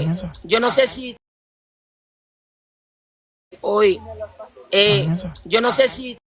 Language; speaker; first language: Spanish; non-native, local second language; Haitian Creole